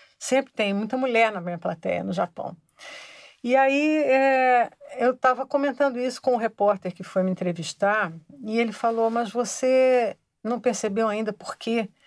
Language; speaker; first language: Portuguese; native; Portuguese